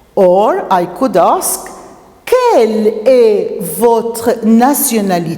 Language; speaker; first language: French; non-native, fluent; Maltese